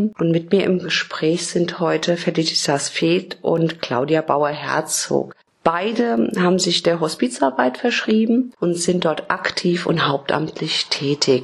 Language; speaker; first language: German; native; German